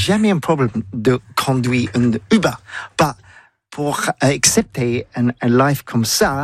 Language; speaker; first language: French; non-native, learner; English